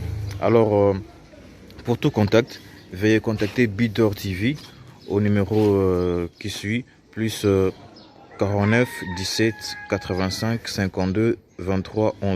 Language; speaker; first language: French; non-native, local second language; Lingala